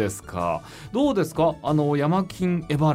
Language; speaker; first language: Japanese; native; Japanese